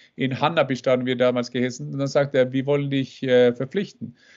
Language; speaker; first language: German; non-native, fluent; Norwegian